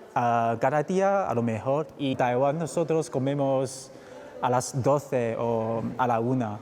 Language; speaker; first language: Spanish; non-native, fluent; Chinese